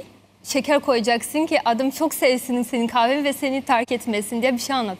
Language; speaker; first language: Turkish; non-native, fluent; Portuguese